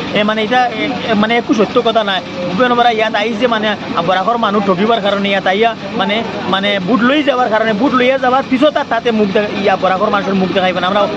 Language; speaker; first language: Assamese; non-native, local second language; Bangla